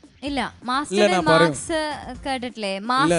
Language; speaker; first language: Malayalam; native; Malayalam